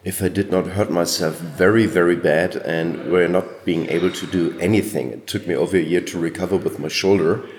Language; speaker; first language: English; non-native, fluent; German